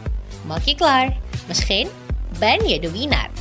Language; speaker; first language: Dutch; non-native, fluent; Indonesian